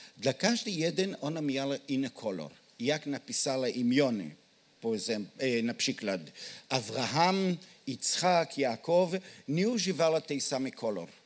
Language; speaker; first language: Polish; non-native, learner; Hebrew